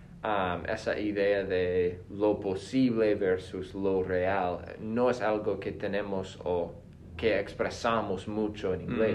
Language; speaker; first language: Spanish; non-native, fluent; English